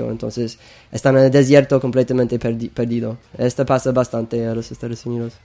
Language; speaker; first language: Spanish; non-native, fluent; English